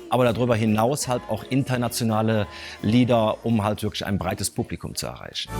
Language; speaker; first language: German; native; German